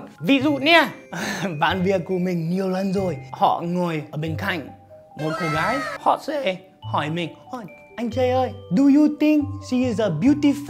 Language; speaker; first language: Vietnamese; non-native, fluent; English